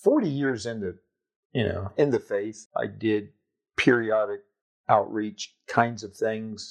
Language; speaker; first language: English; native; English